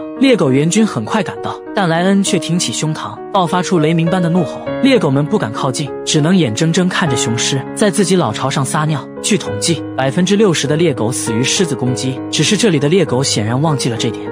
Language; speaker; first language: Chinese; native; Chinese